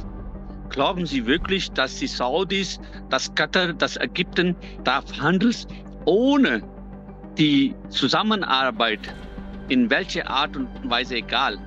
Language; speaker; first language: German; non-native, local second language; Urdu